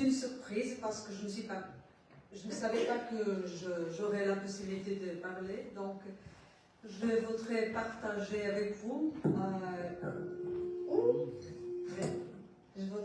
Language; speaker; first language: French; non-native, learner; Portuguese